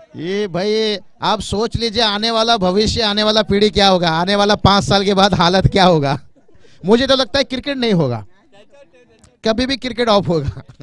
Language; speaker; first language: Hindi; non-native, local second language; Marathi